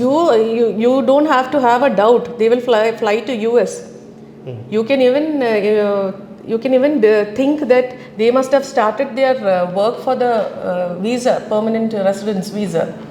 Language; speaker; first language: English; non-native, local second language; Malayalam